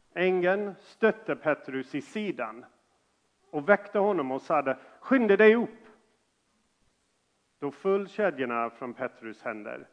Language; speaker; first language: Swedish; non-native, fluent; English